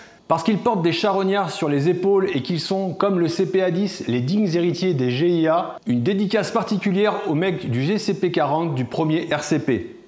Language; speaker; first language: French; native; French